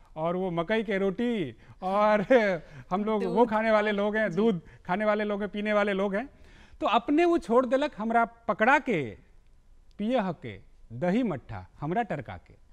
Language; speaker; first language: Hindi; non-native, local second language; Magahi